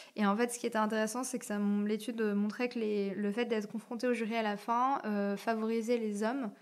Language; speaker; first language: French; native; French